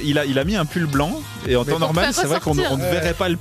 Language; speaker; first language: French; native; French